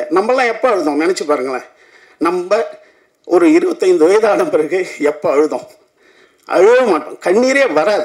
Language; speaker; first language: Tamil; native; Tamil